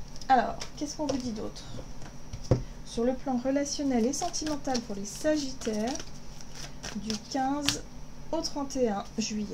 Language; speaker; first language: French; native; French